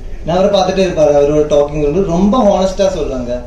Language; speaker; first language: Tamil; non-native, learner; Malayalam